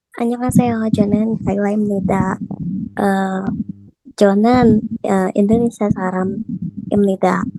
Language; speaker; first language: Korean; non-native, learner; Indonesian